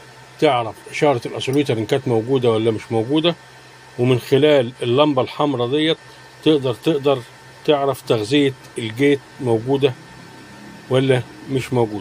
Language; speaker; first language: Arabic; native; Arabic